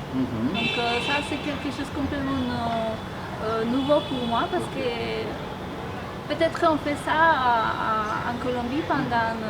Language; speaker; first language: French; non-native, fluent; Spanish